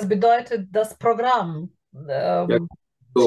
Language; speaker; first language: German; non-native, fluent; Russian